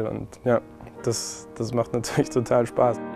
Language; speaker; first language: German; non-native, fluent; Spanish